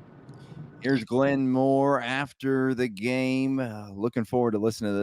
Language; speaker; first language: English; native; English